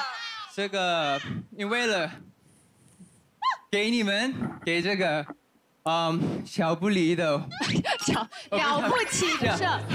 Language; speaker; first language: Chinese; non-native, learner; Thai